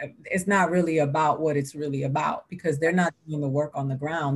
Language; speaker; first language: English; early bilingual, other home language; Spanish